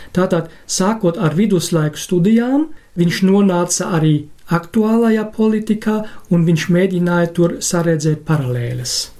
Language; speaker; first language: Latvian; non-native, fluent; German